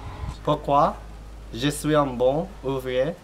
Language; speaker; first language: French; non-native, learner; English